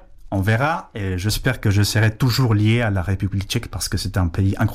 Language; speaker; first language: French; non-native, fluent; Spanish